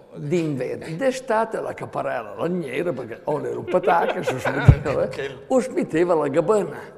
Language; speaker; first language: Italian; native; Italian